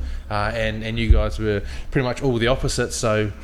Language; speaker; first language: English; native; English